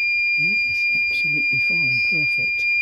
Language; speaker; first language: English; native; English